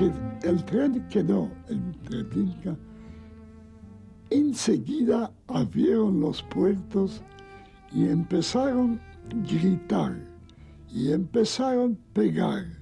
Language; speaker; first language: Spanish; non-native, learner; Yiddish